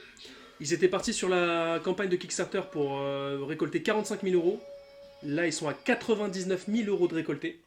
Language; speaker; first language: French; native; French